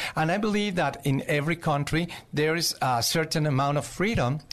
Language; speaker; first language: English; non-native, fluent; Spanish